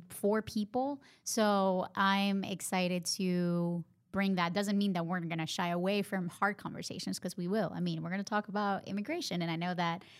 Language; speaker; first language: English; non-native, fluent; Spanish